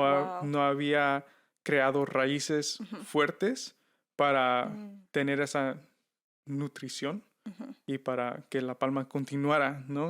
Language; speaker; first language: Spanish; early bilingual, heritage; Spanish